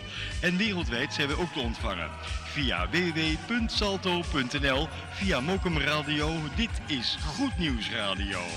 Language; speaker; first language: Dutch; native; Dutch